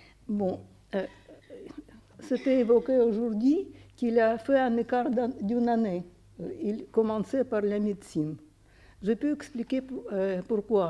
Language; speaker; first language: French; non-native, fluent; Russian